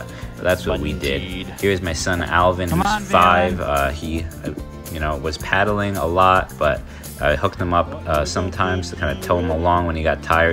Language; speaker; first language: English; native; English